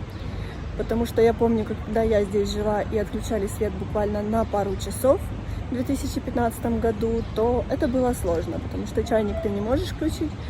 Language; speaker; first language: Russian; native; Russian